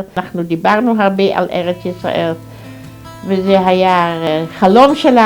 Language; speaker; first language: Hebrew; non-native, fluent; German